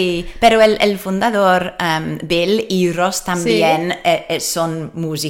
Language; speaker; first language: Spanish; non-native, learner; English